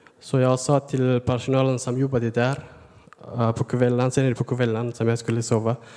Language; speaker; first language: Swedish; non-native, learner; Persian